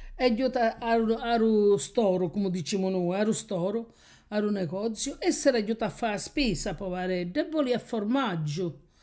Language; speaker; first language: Italian; native; Italian